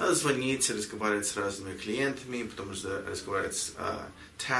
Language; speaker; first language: Russian; early bilingual, heritage; Russian